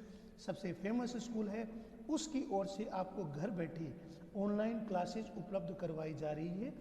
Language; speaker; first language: Hindi; native; Hindi